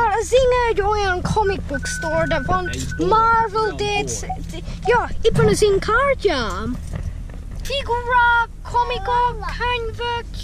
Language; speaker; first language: Hungarian; early bilingual, heritage; Hungarian